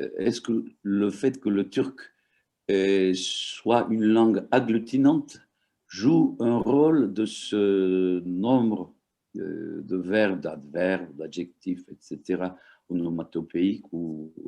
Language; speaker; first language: French; non-native, fluent; Turkish